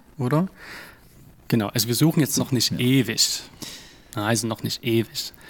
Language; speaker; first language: German; native; German